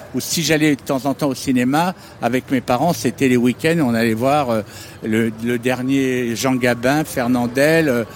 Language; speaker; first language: French; native; French